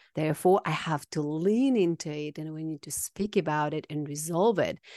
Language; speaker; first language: English; non-native, fluent; Russian